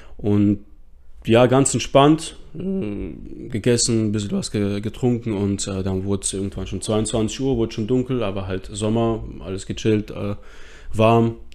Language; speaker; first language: German; early bilingual, other home language; Russian